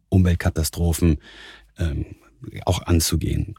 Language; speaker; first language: German; native; German